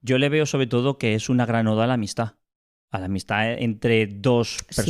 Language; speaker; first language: Spanish; native; Spanish